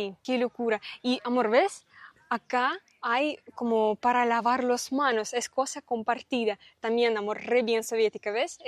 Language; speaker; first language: Spanish; non-native, fluent; Russian